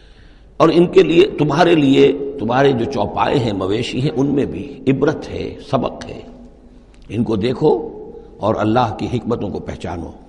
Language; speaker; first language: Urdu; native; Urdu